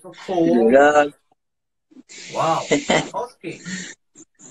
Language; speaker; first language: English; non-native, learner; Korean